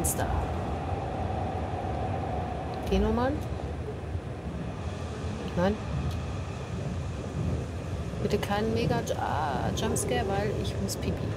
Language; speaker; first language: German; native; German